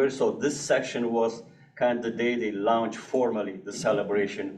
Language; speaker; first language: English; non-native, fluent; Portuguese